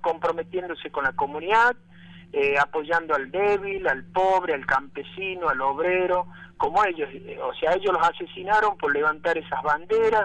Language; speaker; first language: Spanish; native; Spanish